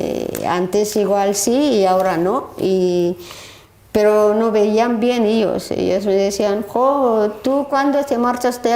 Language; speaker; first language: Spanish; non-native, learner; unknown